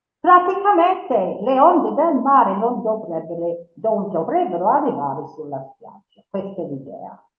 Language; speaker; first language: Italian; non-native, fluent; English